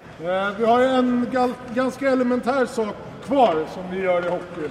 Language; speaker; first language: Swedish; non-native, fluent; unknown